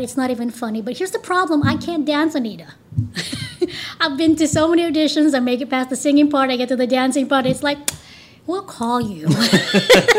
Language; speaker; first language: English; non-native, local second language; Cebuano